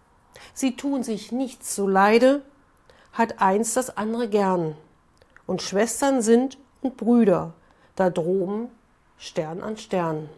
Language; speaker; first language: German; native; German